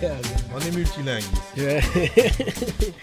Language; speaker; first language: French; native; French